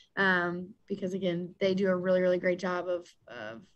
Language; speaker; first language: English; native; English